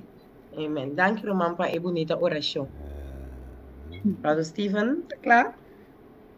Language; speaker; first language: Dutch; non-native, local second language; Papiamento